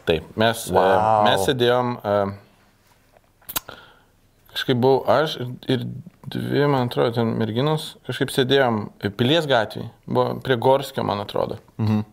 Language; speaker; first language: Lithuanian; native; Lithuanian